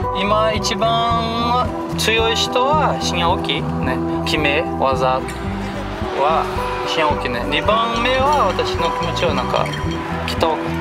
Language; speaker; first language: Japanese; non-native, learner; Portuguese